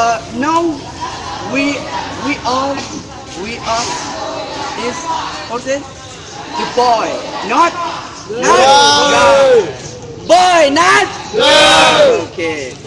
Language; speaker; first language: English; non-native, learner; Indonesian